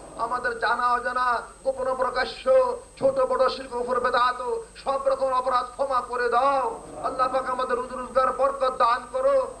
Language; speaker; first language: Bangla; non-native, fluent; Urdu